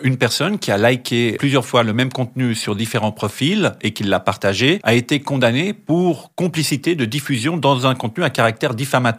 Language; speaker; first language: French; native; French